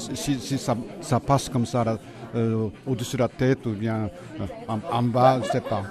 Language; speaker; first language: French; non-native, fluent; Japanese